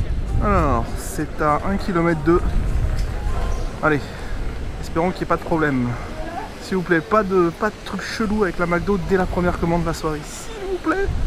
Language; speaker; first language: French; native; French